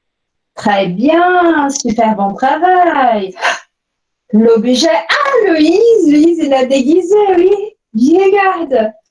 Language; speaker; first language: French; non-native, fluent; Portuguese